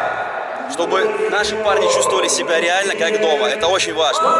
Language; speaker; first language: Russian; native; Russian